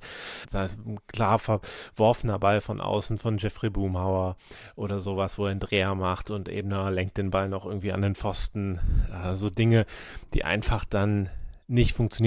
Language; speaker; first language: German; native; German